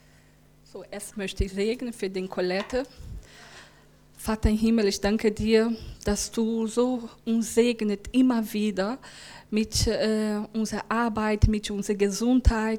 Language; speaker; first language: German; non-native, learner; Portuguese